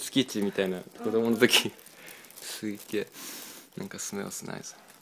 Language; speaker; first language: Japanese; native; Japanese